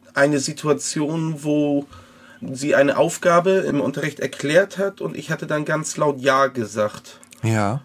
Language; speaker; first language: German; native; German